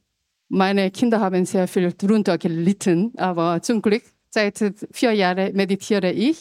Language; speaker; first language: German; non-native, fluent; Korean